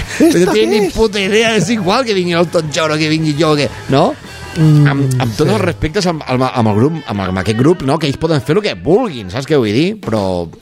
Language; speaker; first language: Catalan; non-native, local second language; Spanish